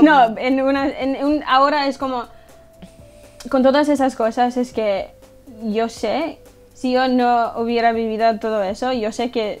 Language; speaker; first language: Spanish; early bilingual, heritage; English